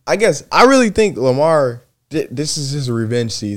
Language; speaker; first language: English; native; English